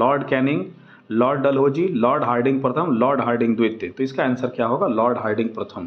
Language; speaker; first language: Hindi; native; Hindi